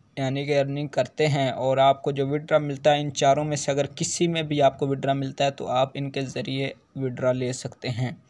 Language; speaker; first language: Hindi; native; Hindi